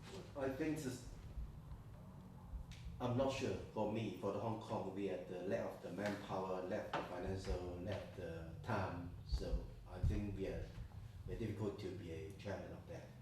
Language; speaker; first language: English; non-native, local second language; Cantonese